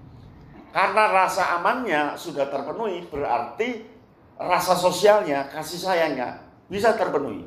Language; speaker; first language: Indonesian; native; Indonesian